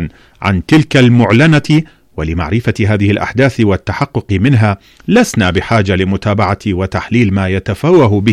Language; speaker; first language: Arabic; native; Arabic